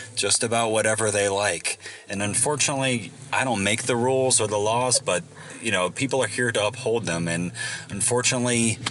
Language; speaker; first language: English; native; English